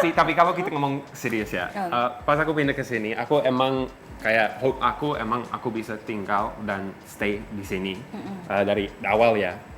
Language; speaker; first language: Indonesian; non-native, fluent; English